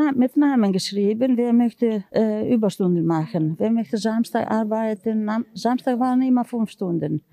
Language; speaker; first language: German; non-native, learner; Greek